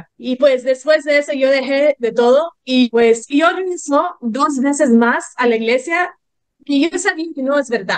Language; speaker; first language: Spanish; early bilingual, heritage; English